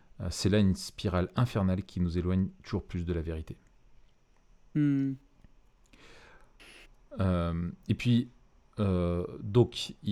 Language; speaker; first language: French; native; French